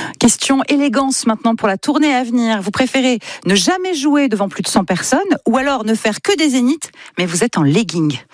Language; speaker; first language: French; native; French